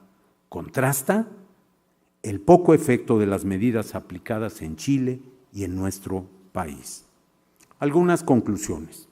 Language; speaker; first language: Spanish; native; Spanish